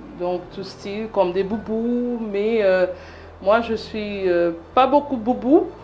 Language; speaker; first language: French; non-native, fluent; English